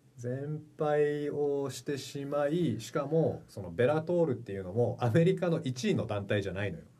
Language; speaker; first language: Japanese; early bilingual, heritage; Japanese